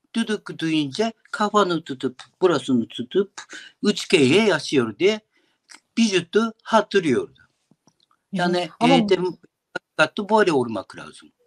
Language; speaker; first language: Turkish; non-native, learner; Japanese